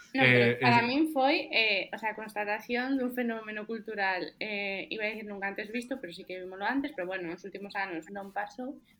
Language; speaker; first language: Galician; native; Galician